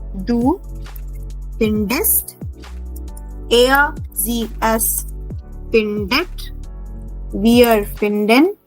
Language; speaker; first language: German; non-native, fluent; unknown